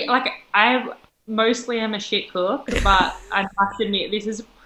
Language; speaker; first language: English; native; English